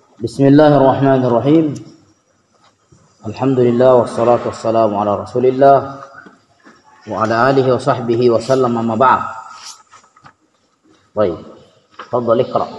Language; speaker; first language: Arabic; non-native, fluent; Indonesian